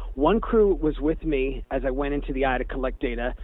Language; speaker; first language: English; native; English